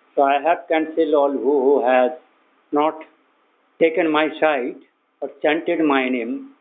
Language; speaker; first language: English; non-native, local second language; Bangla